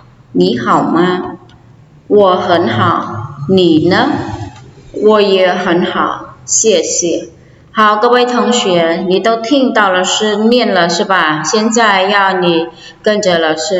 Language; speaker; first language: Chinese; non-native, fluent; Khmer